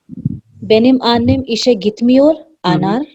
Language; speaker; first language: Turkish; non-native, learner; Urdu